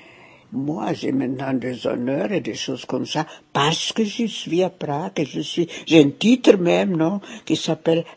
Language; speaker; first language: French; non-native, fluent; German